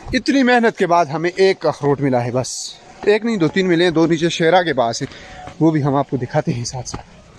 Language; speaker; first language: Urdu; non-native, local second language; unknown